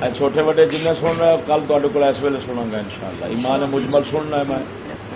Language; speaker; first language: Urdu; non-native, local second language; Punjabi